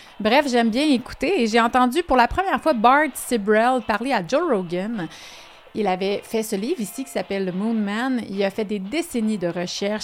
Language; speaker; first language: French; native; French